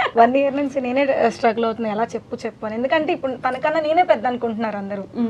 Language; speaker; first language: Telugu; native; Telugu